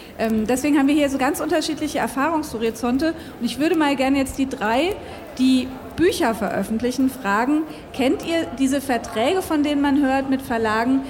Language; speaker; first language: German; native; German